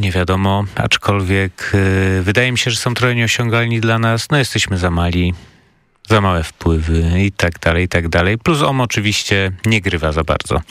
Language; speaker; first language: Polish; native; Polish